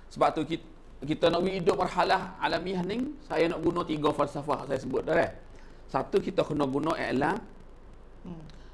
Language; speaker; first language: Malay; native; Malay